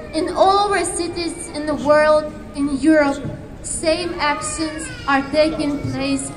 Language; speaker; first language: English; non-native, fluent; Ukrainian